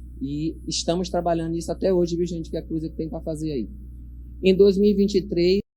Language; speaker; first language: Portuguese; native; Portuguese